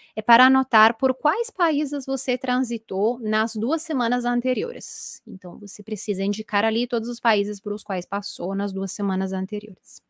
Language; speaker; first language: Portuguese; non-native, fluent; Italian